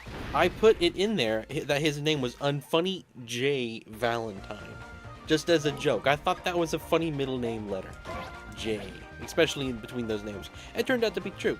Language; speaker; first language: English; native; English